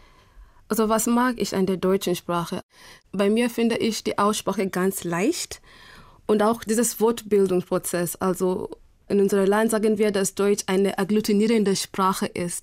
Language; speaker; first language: German; non-native, fluent; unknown